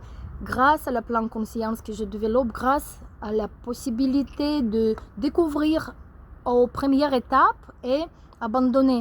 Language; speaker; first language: French; non-native, fluent; Russian